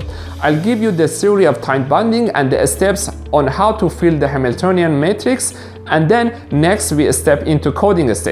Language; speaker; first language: English; non-native, fluent; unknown